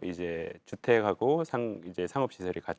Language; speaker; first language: Korean; native; Korean